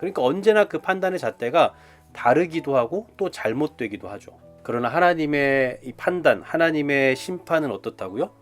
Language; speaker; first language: Korean; native; Korean